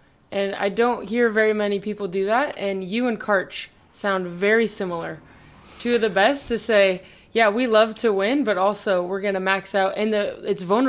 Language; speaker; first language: English; native; English